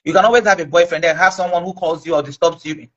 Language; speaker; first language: English; non-native, local second language; Igbo